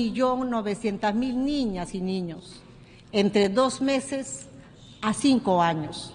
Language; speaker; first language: Spanish; native; Spanish